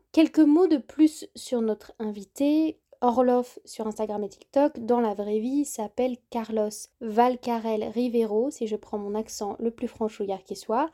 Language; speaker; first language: French; native; French